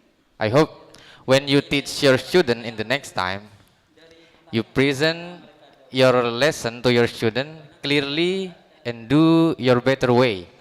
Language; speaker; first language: English; non-native, learner; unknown